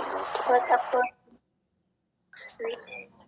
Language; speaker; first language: English; non-native, learner; Indonesian